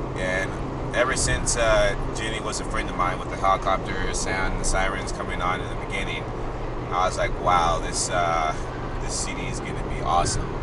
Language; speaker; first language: English; native; English